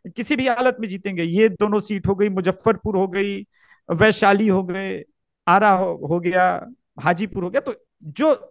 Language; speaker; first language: Hindi; native; Hindi